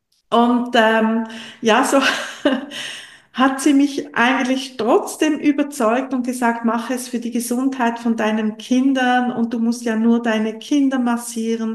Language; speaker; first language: German; non-native, local second language; French